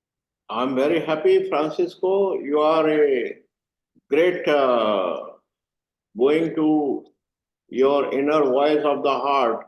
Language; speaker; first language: English; non-native, learner; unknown